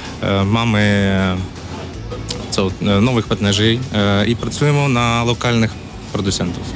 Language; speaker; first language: Polish; non-native, learner; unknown